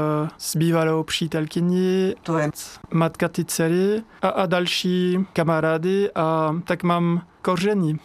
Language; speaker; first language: Czech; non-native, learner; French